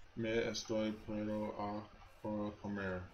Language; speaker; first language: Spanish; non-native, learner; English